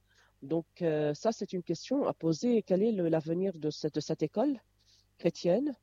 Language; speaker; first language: French; non-native, local second language; Arabic